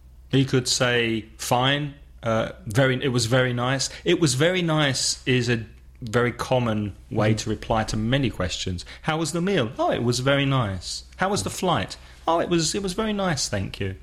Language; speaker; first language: English; native; English